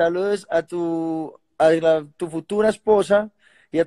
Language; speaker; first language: Spanish; native; Spanish